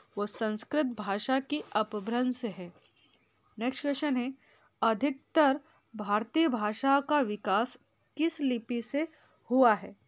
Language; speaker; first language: Hindi; native; Hindi